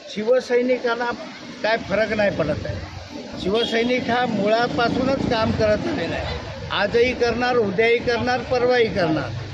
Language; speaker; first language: Marathi; native; Marathi